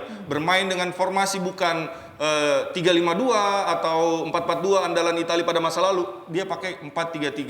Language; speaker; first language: Indonesian; native; Indonesian